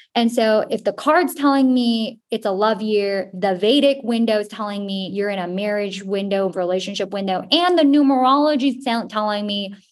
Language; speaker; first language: English; native; English